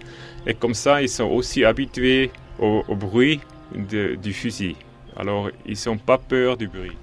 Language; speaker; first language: French; non-native, local second language; German